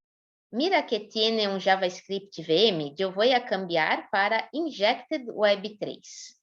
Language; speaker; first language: Spanish; non-native, fluent; Portuguese